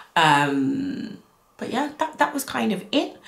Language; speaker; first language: English; native; English